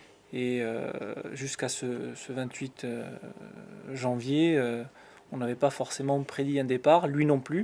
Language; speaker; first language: French; native; French